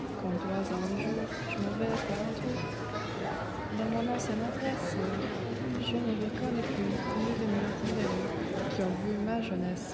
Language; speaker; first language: French; non-native, fluent; Turkish